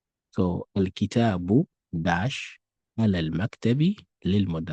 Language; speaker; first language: Arabic; non-native, fluent; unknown